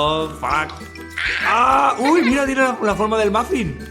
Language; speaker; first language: Spanish; native; Spanish